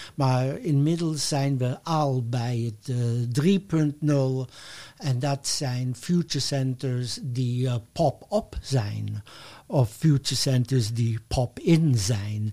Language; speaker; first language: Dutch; non-native, fluent; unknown